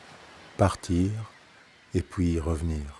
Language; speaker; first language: French; native; French